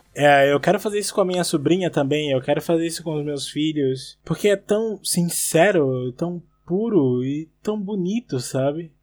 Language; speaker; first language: Portuguese; native; Portuguese